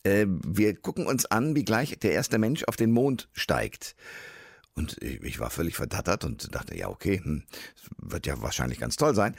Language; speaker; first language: German; native; German